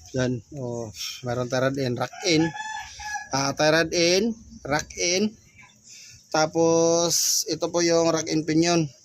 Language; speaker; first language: Filipino; non-native, local second language; Cebuano